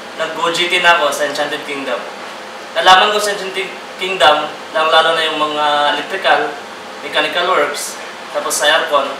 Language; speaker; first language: Filipino; non-native, local second language; Cebuano